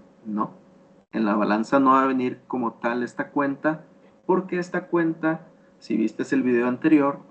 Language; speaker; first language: Spanish; native; Spanish